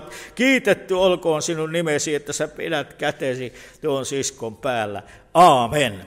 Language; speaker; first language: Finnish; native; Finnish